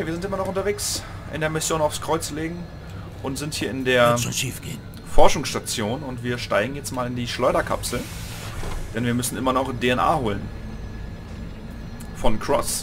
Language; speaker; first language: German; native; German